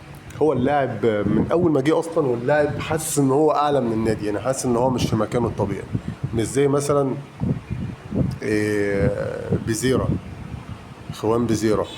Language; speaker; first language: Arabic; native; Arabic